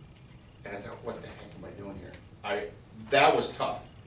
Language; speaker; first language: English; native; English